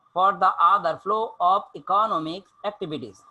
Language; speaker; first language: English; non-native, local second language; Bangla